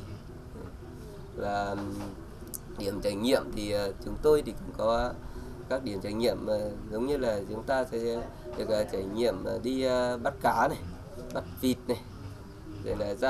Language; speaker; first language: Vietnamese; non-native, local second language; Tày